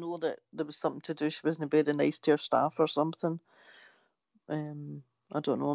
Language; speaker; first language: English; native; English